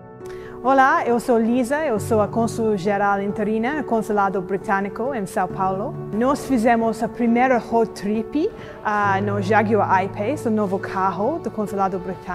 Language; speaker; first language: Portuguese; non-native, fluent; English